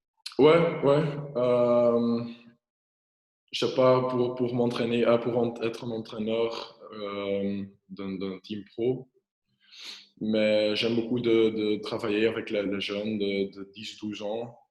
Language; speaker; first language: French; non-native, local second language; Dutch